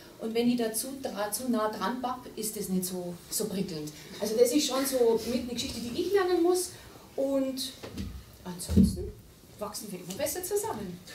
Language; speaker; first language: German; native; German